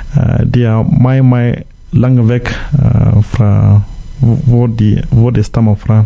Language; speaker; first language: Danish; non-native, fluent; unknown